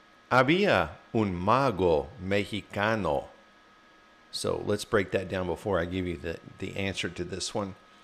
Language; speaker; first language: English; native; English